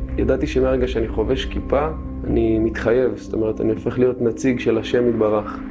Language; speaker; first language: Hebrew; early bilingual, other home language; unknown